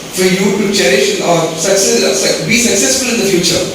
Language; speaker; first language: English; non-native, local second language; Telugu